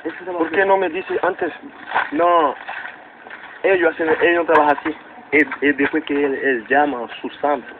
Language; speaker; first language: Spanish; non-native, learner; English